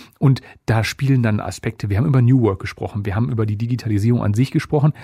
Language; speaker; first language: German; native; German